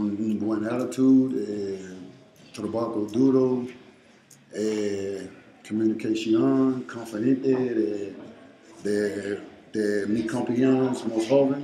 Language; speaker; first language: Spanish; non-native, learner; English